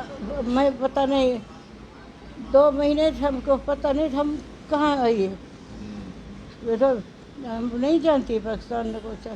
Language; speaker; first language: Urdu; early bilingual, heritage; Arabic